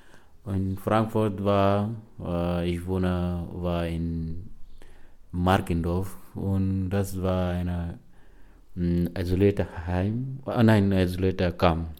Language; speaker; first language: German; non-native, learner; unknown